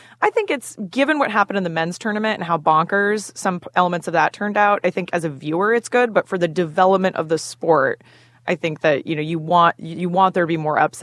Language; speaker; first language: English; native; English